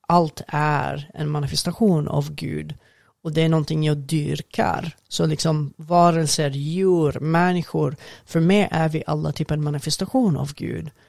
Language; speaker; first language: Swedish; non-native, fluent; Arabic